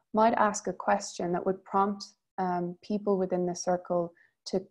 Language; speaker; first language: English; native; English